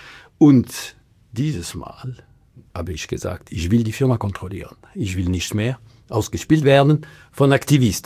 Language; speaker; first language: German; non-native, local second language; French